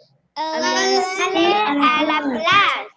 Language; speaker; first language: French; non-native, learner; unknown